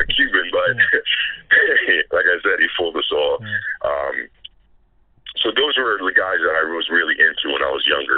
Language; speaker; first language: English; non-native, fluent; Spanish